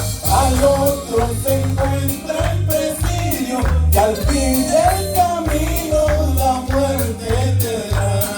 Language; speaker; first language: Spanish; native; Spanish